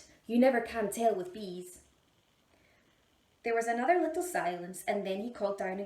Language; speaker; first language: English; native; English